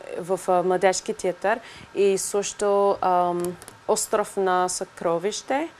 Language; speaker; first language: Bulgarian; non-native, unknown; English